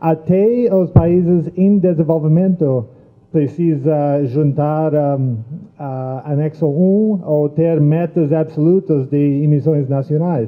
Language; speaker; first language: Portuguese; non-native, fluent; English